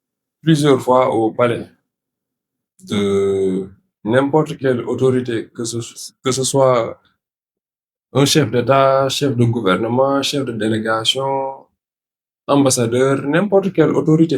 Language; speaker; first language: French; non-native, local second language; Wolof